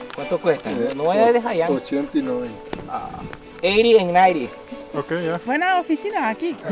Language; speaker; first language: English; non-native, fluent; Spanish